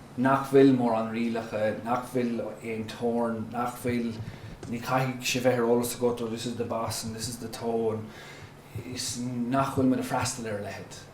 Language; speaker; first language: Irish; non-native, local second language; English